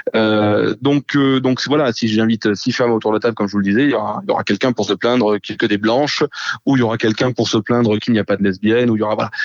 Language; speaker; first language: French; native; French